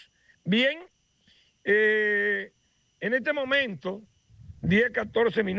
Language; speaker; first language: Spanish; native; Spanish